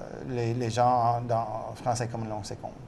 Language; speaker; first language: French; non-native, local second language; English